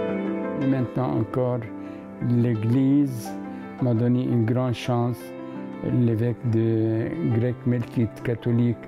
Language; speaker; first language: French; non-native, fluent; Arabic